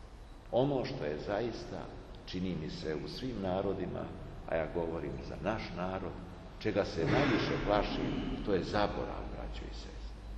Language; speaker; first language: Serbian; native; Serbian